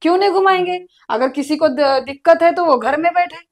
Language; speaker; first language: Hindi; non-native, local second language; Marathi